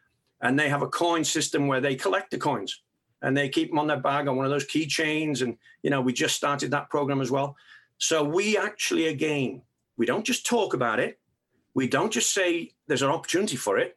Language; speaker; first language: English; native; English